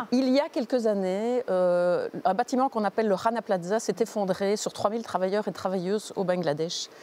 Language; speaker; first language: French; native; French